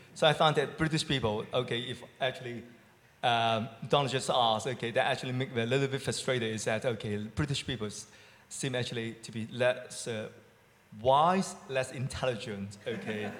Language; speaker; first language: English; non-native, local second language; Cantonese